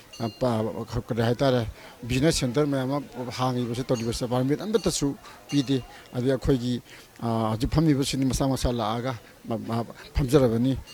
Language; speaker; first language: Manipuri; native; Manipuri